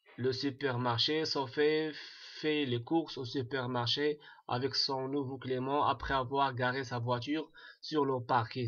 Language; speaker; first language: French; non-native, local second language; Arabic